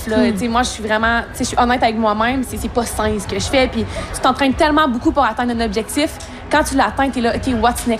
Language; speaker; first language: French; native; French